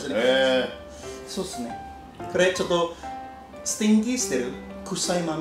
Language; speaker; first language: Japanese; non-native, learner; Indonesian